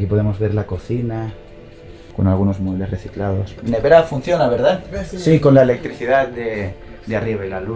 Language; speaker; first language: Spanish; native; Spanish